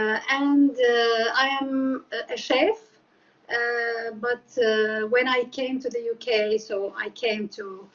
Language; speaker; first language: English; non-native, fluent; Arabic